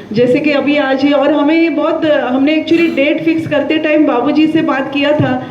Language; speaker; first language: Hindi; non-native, local second language; Marathi